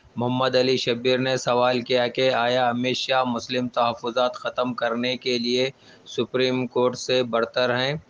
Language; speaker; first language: Urdu; native; Urdu